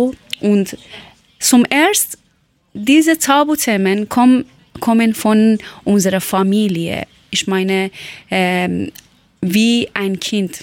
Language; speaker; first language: German; non-native, learner; Persian